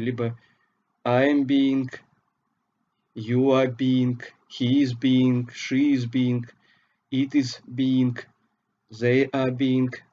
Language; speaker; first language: English; non-native, fluent; Russian